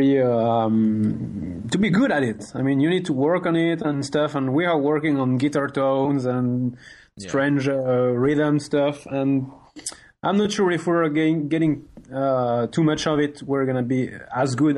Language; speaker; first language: English; non-native, fluent; French